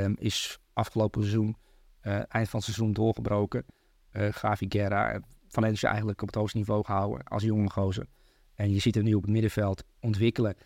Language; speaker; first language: Dutch; early bilingual, other home language; Turkish